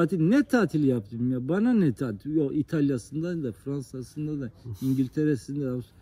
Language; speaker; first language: Turkish; non-native, local second language; Kurdish